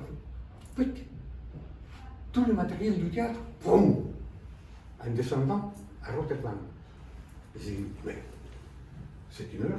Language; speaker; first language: French; non-native, fluent; Spanish